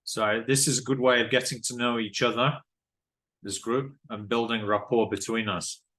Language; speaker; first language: English; non-native, fluent; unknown